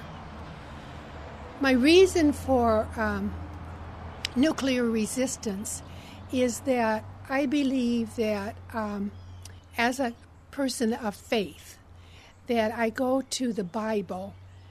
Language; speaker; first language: English; native; English